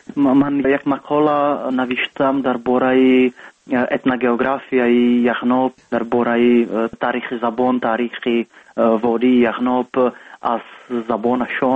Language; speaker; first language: Persian; non-native, learner; Czech